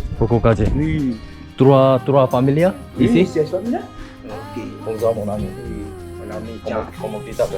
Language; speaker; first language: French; non-native, learner; Korean